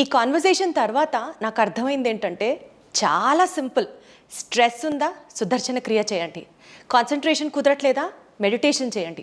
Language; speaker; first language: Telugu; native; Telugu